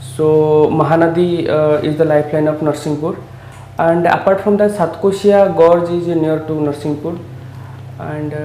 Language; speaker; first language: English; non-native, local second language; Odia